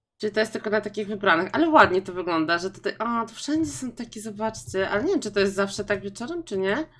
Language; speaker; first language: Polish; native; Polish